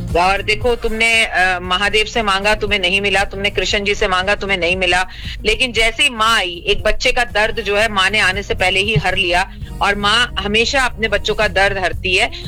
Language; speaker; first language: Hindi; native; Hindi